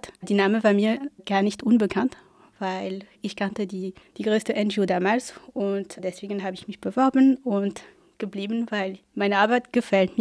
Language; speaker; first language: German; non-native, fluent; French